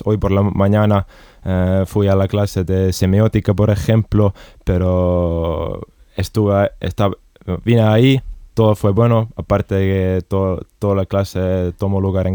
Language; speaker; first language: Spanish; non-native, fluent; Estonian